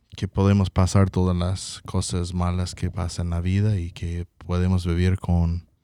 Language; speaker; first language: Spanish; non-native, fluent; English